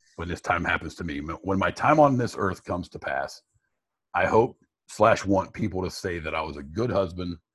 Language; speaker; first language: English; native; English